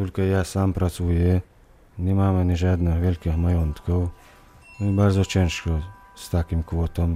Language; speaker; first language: Polish; non-native, learner; Chechen